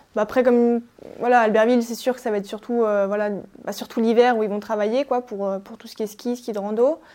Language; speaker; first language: French; native; French